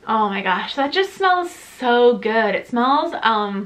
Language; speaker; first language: English; native; English